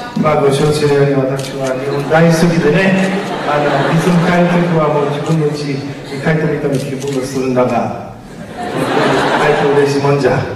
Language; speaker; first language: Japanese; non-native, fluent; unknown